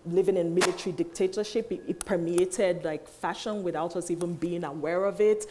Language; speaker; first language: English; non-native, local second language; Igbo